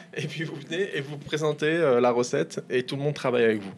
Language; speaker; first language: French; native; French